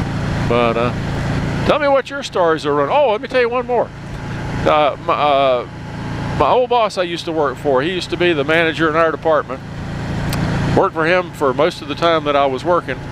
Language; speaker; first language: English; native; English